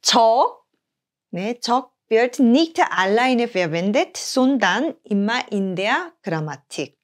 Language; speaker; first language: German; non-native, fluent; Korean